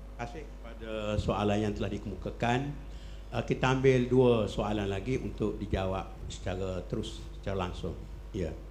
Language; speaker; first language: Malay; native; Malay